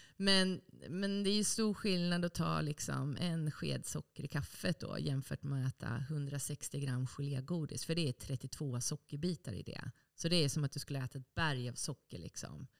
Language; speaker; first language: Swedish; native; Swedish